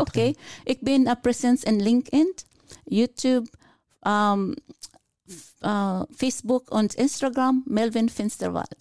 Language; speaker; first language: German; non-native, fluent; Filipino